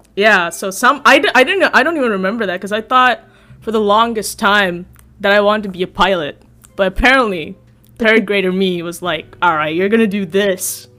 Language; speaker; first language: English; early bilingual, other home language; Sinhala